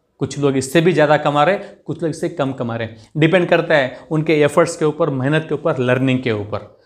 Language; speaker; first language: Hindi; non-native, local second language; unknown